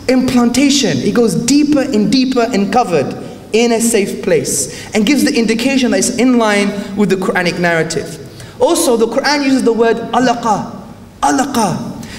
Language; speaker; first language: English; native; English